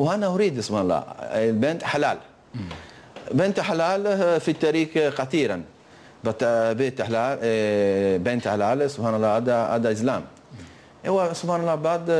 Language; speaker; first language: Arabic; non-native, learner; Italian